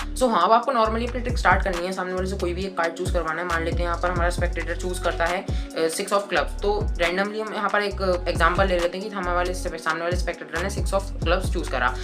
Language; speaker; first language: Hindi; native; Hindi